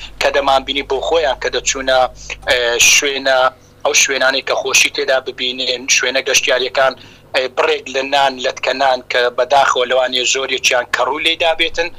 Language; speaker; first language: Central Kurdish; native; Central Kurdish